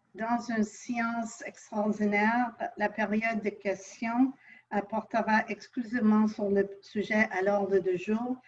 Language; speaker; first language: French; non-native, local second language; English